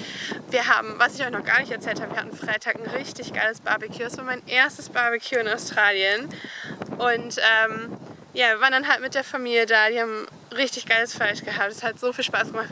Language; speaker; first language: German; native; German